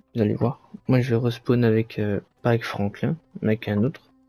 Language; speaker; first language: French; native; French